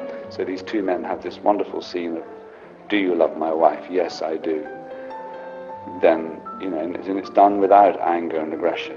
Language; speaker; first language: English; native; English